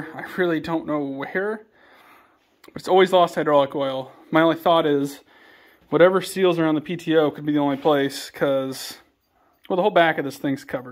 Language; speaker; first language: English; native; English